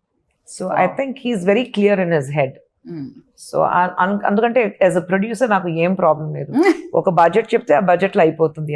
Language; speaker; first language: Telugu; non-native, local second language; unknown